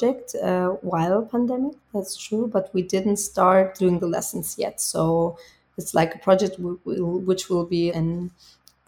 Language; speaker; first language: English; non-native, fluent; German